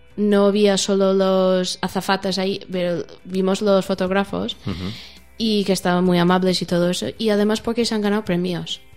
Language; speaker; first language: Spanish; non-native, learner; English